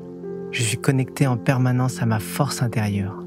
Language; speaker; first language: French; native; French